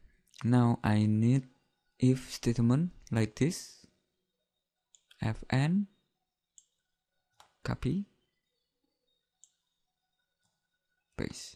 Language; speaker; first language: English; non-native, learner; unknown